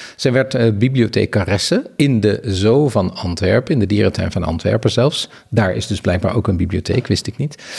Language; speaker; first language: Dutch; native; Dutch